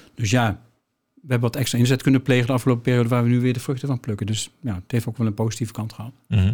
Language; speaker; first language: Dutch; native; Dutch